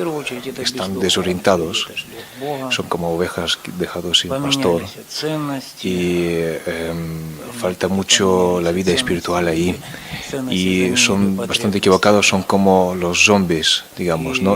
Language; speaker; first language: Spanish; non-native, fluent; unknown